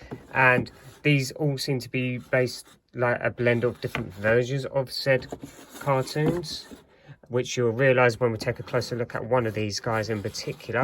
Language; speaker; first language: English; native; English